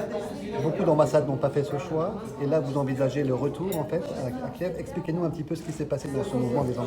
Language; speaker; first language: French; native; French